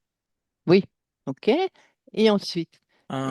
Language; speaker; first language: French; native; French